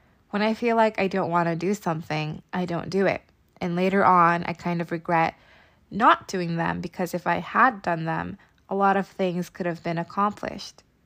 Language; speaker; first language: English; native; English